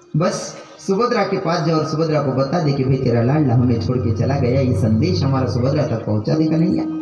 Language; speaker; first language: Hindi; non-native, local second language; Marathi